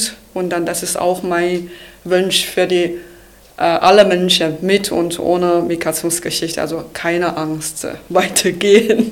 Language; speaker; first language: German; non-native, learner; Chinese